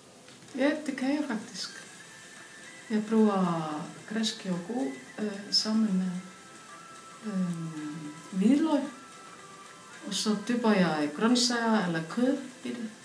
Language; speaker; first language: Danish; non-native, fluent; Icelandic